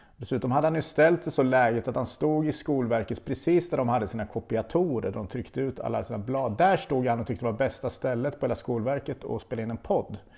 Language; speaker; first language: Swedish; native; Swedish